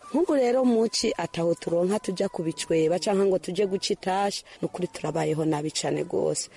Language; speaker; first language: Rundi; early bilingual, heritage; Rundi